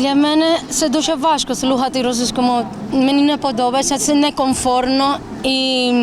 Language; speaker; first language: Ukrainian; non-native, learner; Spanish